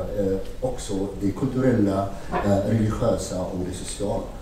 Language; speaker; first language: Swedish; non-native, fluent; Arabic